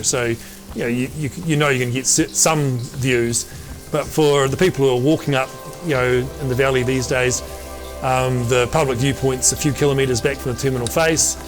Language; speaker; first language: English; native; English